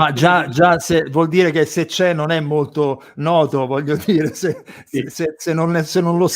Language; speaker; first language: Italian; native; Italian